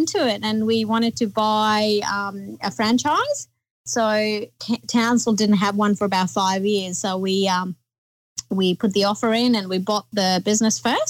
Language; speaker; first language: English; non-native, local second language; Nepali